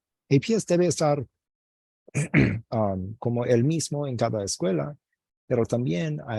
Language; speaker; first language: Spanish; non-native, fluent; English